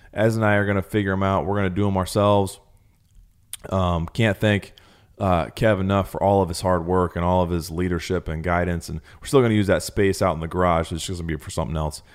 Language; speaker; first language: English; native; English